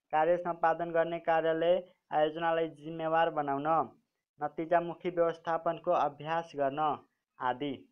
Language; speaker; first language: Nepali; non-native, local second language; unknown